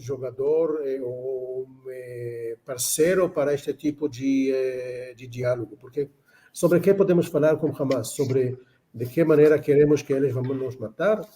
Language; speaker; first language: Portuguese; non-native, fluent; Hebrew